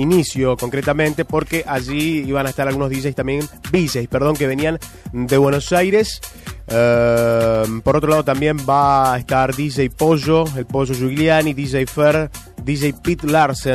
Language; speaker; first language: Spanish; native; Spanish